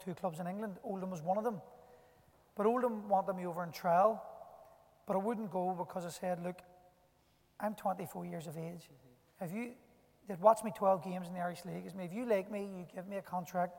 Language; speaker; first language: English; native; English